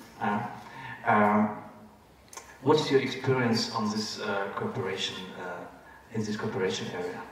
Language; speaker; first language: English; non-native, fluent; German